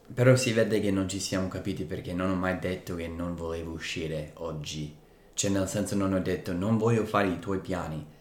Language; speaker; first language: Italian; non-native, fluent; English